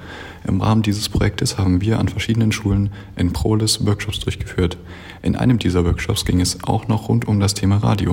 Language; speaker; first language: German; native; German